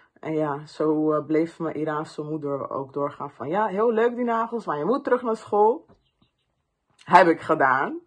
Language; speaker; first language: Dutch; early bilingual, other home language; Persian